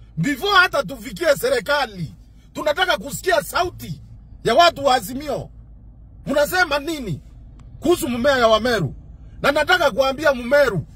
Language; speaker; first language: Swahili; non-native, local second language; Meru